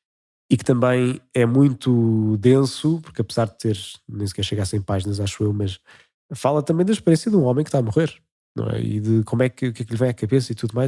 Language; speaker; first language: Portuguese; native; Portuguese